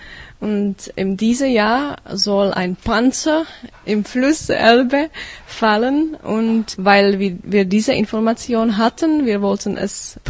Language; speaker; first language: German; non-native, learner; Czech